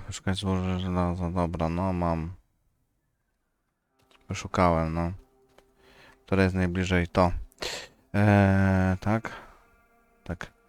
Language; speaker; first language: Polish; native; Polish